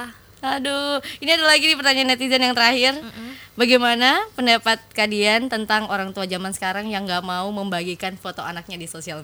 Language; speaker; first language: Indonesian; native; Indonesian